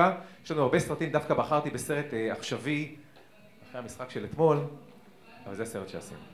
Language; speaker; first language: Hebrew; native; Hebrew